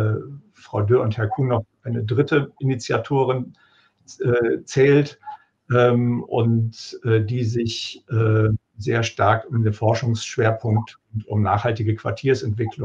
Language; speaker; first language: German; native; German